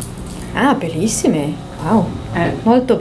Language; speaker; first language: Italian; non-native, local second language; German